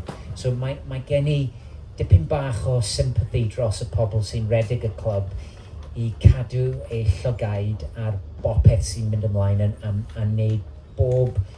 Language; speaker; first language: Welsh; non-native, local second language; English